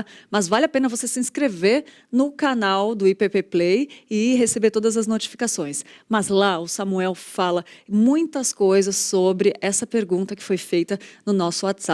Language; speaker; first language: Portuguese; native; Portuguese